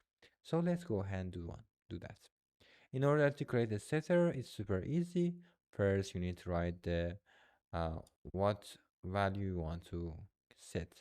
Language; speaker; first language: English; non-native, fluent; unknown